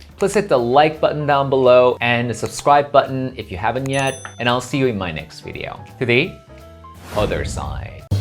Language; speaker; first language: English; non-native, fluent; Korean